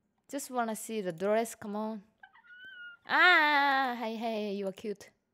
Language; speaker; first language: English; non-native, fluent; Japanese